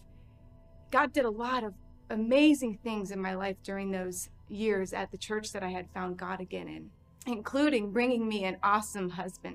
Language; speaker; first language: English; native; English